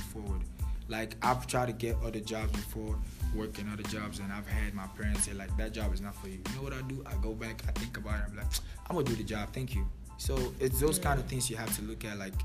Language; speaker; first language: English; non-native, local second language; Igbo